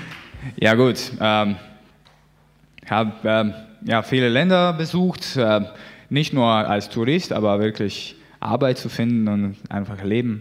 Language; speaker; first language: German; non-native, learner; Latvian